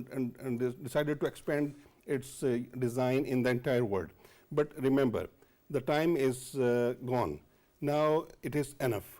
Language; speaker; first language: English; non-native, local second language; Urdu